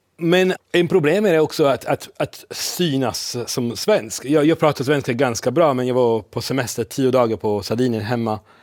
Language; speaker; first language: Swedish; non-native, fluent; Italian